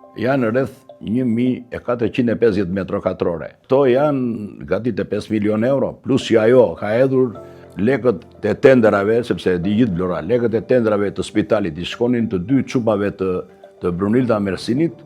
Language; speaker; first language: Albanian; native; Albanian